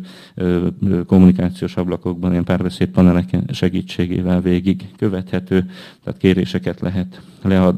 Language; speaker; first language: Hungarian; native; Hungarian